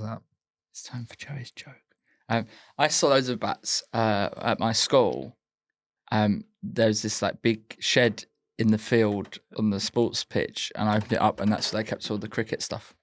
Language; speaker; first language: English; native; English